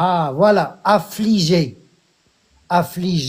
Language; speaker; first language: French; non-native, local second language; Arabic